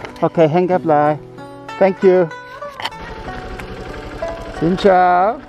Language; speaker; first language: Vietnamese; non-native, learner; English